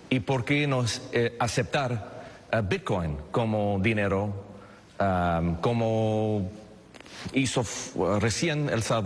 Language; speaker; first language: Spanish; non-native, fluent; English